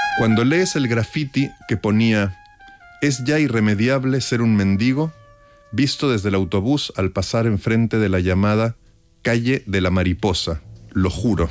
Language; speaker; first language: Spanish; native; Spanish